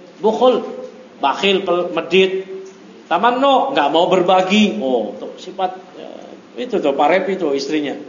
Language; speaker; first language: Indonesian; native; Indonesian